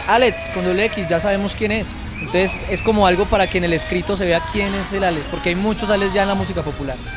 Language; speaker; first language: Spanish; native; Spanish